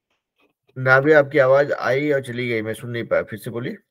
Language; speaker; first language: Hindi; native; Hindi